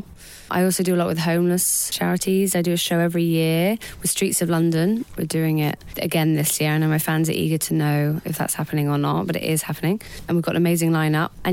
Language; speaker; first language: English; native; English